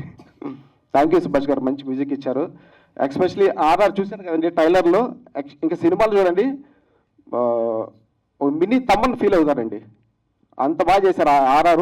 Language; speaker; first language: Telugu; native; Telugu